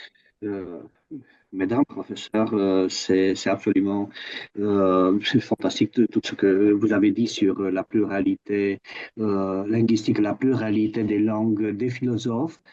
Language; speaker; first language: French; non-native, fluent; Romanian